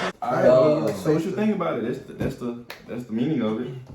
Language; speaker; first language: English; native; English